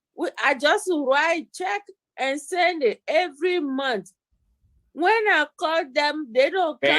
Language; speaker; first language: English; non-native, learner; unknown